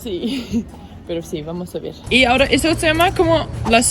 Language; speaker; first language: Spanish; non-native, learner; English